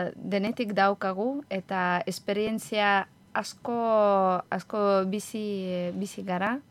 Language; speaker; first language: Basque; non-native, learner; Ukrainian